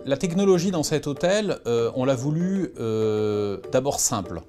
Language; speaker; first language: French; native; French